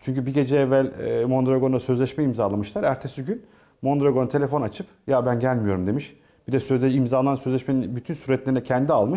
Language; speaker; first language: Turkish; native; Turkish